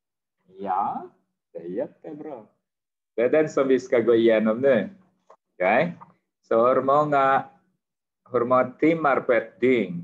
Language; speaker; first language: Swedish; non-native, fluent; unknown